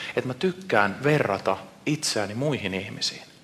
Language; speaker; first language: Finnish; native; Finnish